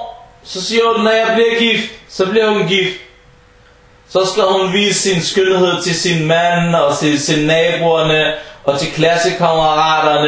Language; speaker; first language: Danish; early bilingual, other home language; Arabic